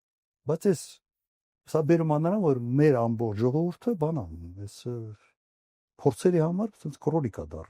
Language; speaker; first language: Armenian; native; Armenian